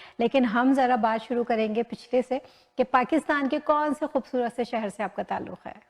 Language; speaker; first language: Urdu; native; Urdu